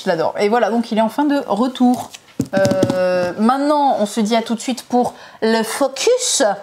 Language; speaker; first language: French; native; French